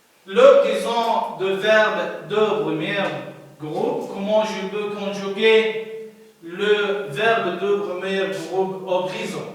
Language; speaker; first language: French; non-native, learner; Arabic